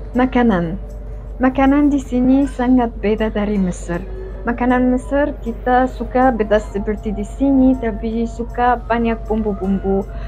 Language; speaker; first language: Indonesian; non-native, fluent; Arabic